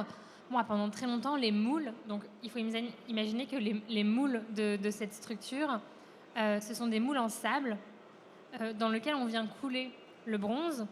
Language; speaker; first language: French; native; French